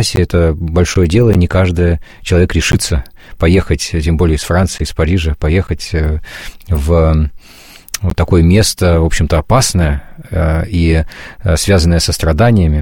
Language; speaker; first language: Russian; native; Russian